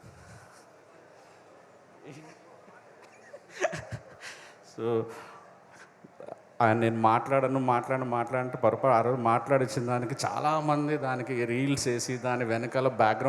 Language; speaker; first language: Telugu; native; Telugu